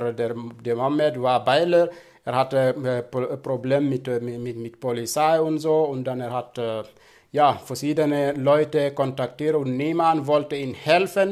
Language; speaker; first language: German; non-native, fluent; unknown